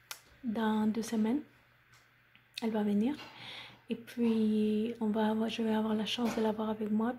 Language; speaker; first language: French; non-native, fluent; Spanish